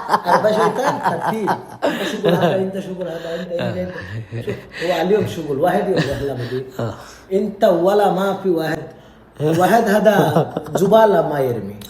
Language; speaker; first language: Arabic; non-native, learner; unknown